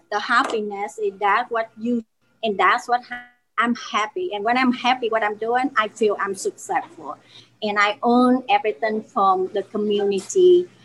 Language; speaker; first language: English; non-native, learner; Vietnamese